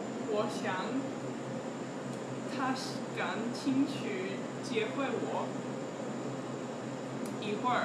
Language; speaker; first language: Chinese; non-native, learner; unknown